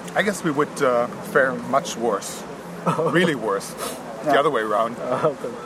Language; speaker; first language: English; non-native, fluent; German